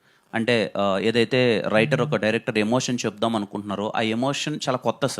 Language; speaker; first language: Telugu; native; Telugu